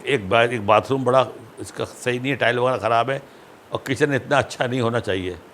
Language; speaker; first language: Urdu; native; Urdu